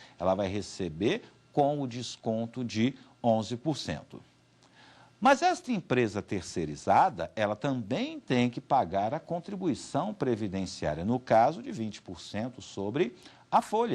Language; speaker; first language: Portuguese; native; Portuguese